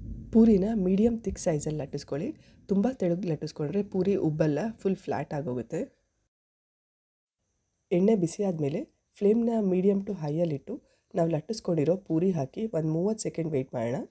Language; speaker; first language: Kannada; native; Kannada